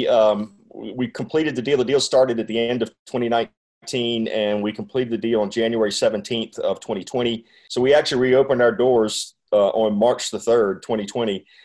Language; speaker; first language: English; native; English